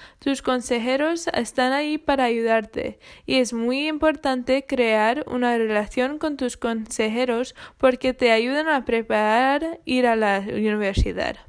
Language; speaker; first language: Spanish; non-native, fluent; English